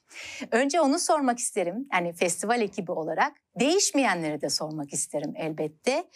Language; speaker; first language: Turkish; native; Turkish